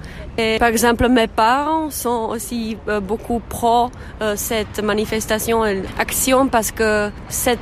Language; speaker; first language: French; non-native, fluent; Czech